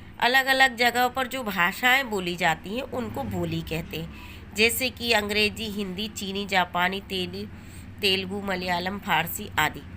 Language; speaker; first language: Hindi; native; Hindi